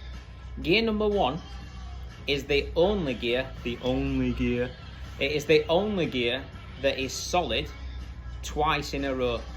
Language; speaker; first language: English; native; English